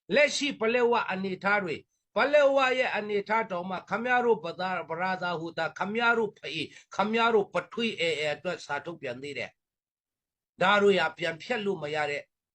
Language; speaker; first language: Burmese; non-native, local second language; Hakha Chin